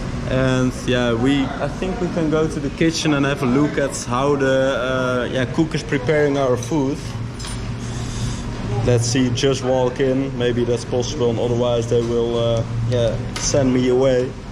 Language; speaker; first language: English; non-native, fluent; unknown